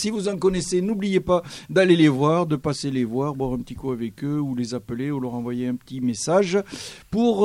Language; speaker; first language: French; native; French